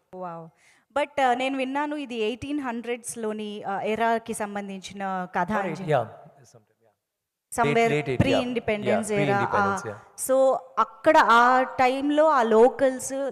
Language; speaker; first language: Telugu; native; Telugu